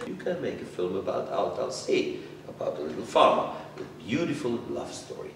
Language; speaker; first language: English; non-native, fluent; German